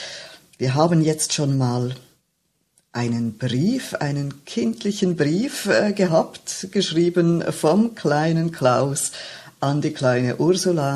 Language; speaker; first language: German; native; German